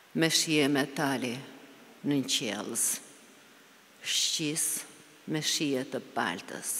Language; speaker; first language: Italian; non-native, learner; Albanian